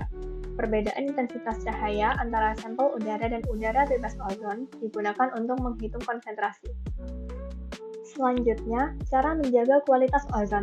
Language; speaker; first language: Indonesian; native; Indonesian